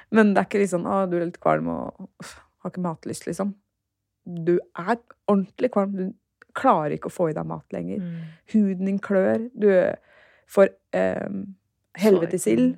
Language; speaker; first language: Norwegian; early bilingual, other home language; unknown